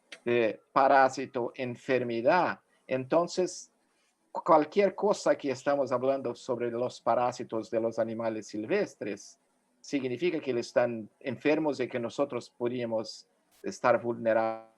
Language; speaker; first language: Spanish; non-native, fluent; Portuguese